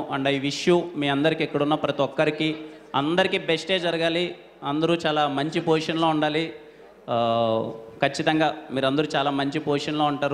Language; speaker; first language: Telugu; native; Telugu